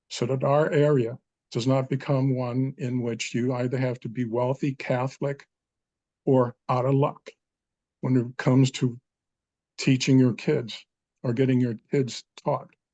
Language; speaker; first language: English; non-native, fluent; Danish